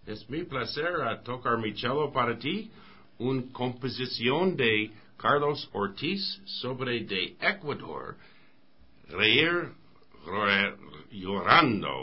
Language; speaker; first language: Spanish; non-native, learner; English